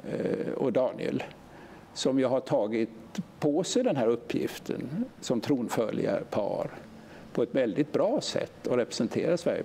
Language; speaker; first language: Swedish; native; Swedish